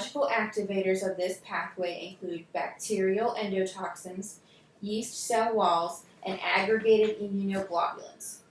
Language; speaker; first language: English; native; English